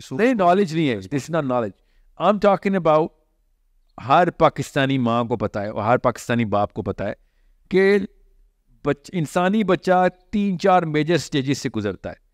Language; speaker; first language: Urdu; native; Urdu